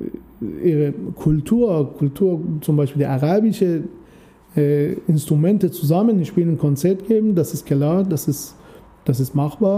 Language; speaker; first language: German; non-native, learner; Persian